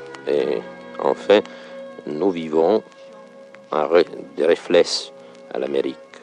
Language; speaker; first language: French; non-native, fluent; Italian